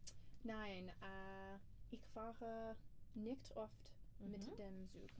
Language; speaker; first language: German; non-native, learner; English